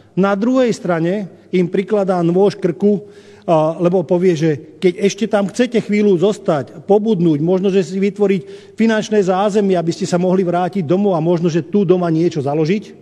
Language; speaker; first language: Slovak; non-native, local second language; Hungarian